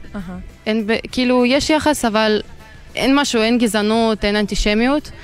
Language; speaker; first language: Hebrew; non-native, fluent; Azerbaijani